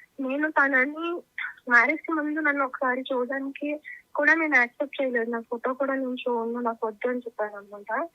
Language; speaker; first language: Telugu; native; Telugu